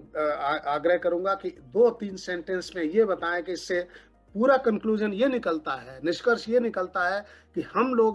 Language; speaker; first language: Hindi; native; Hindi